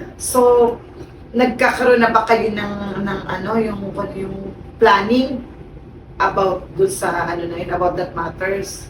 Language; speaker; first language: Filipino; native; Filipino